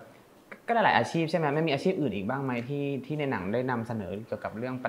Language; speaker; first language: Thai; native; Thai